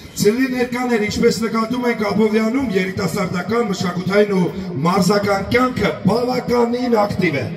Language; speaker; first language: Armenian; native; Armenian